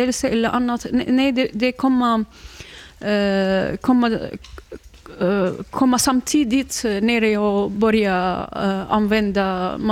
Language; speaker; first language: Swedish; non-native, learner; Arabic